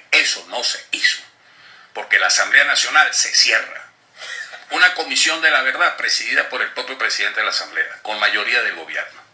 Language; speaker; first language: Spanish; native; Spanish